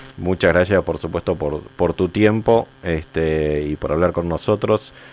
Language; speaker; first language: Spanish; native; Spanish